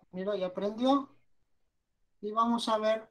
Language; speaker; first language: Spanish; native; Spanish